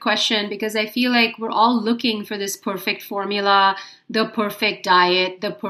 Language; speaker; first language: English; non-native, local second language; Hindi